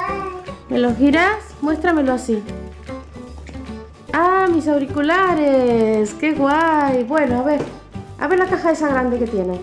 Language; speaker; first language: Spanish; native; Spanish